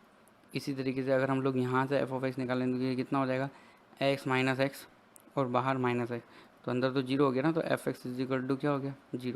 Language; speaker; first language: Hindi; native; Hindi